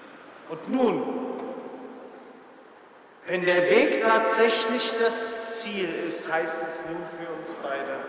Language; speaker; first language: German; native; German